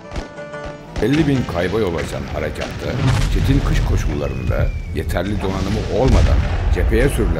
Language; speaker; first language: Turkish; native; Turkish